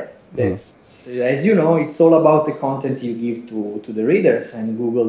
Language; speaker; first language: English; non-native, fluent; Italian